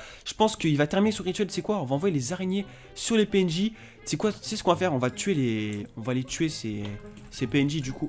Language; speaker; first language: French; native; French